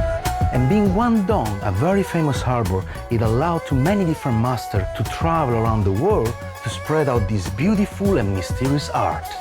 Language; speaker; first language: English; non-native, fluent; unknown